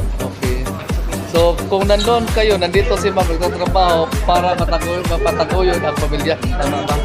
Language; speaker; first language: Filipino; non-native, local second language; Cebuano